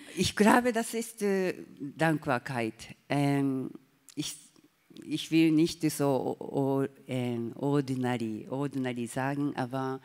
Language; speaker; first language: German; non-native, learner; Japanese